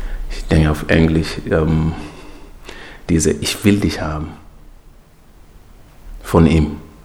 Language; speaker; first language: German; non-native, fluent; Swahili